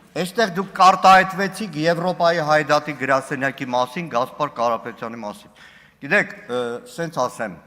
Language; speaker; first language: Armenian; native; Armenian